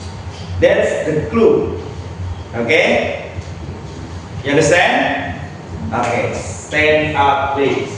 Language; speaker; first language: English; non-native, learner; Indonesian